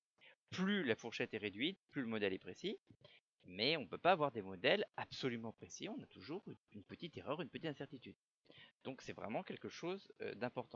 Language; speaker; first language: French; native; French